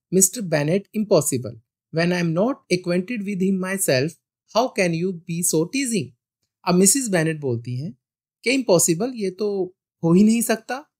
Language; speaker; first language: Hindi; non-native, local second language; Punjabi